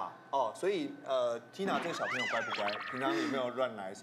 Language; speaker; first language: Chinese; native; Chinese